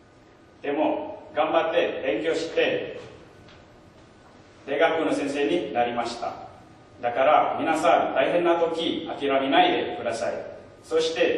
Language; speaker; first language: Japanese; non-native, learner; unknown